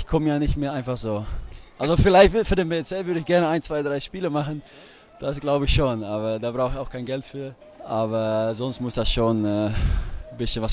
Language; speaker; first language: German; non-native, fluent; Dutch